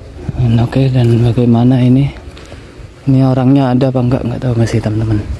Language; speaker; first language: Indonesian; non-native, local second language; Madurese